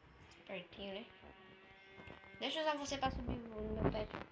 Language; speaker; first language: Portuguese; native; Portuguese